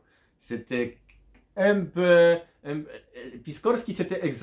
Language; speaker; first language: French; non-native, learner; Polish